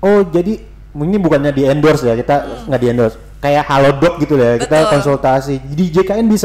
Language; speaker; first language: Indonesian; native; Indonesian